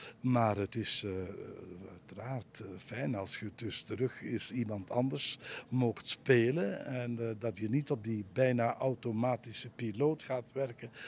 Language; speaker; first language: Dutch; native; Dutch